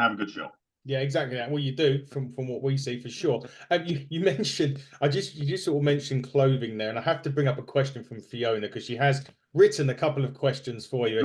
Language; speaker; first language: English; native; English